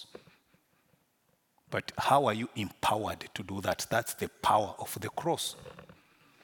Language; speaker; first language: English; non-native, local second language; Kinyarwanda